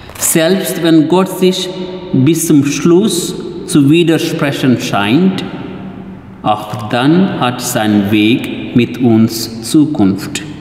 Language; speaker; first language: German; non-native, fluent; Telugu